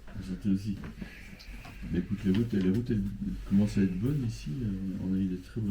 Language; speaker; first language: French; native; French